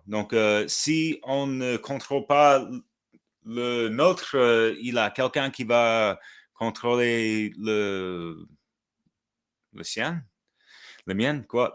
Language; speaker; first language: French; non-native, fluent; English